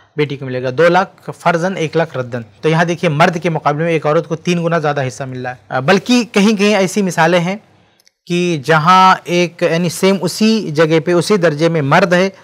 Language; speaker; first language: Hindi; native; Hindi